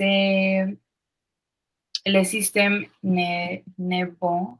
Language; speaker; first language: French; non-native, learner; Spanish